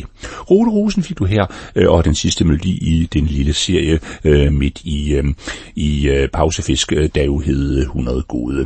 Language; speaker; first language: Danish; native; Danish